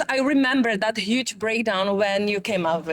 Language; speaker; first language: English; non-native, fluent; Czech